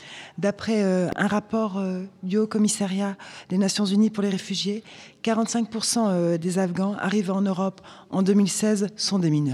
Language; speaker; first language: French; native; French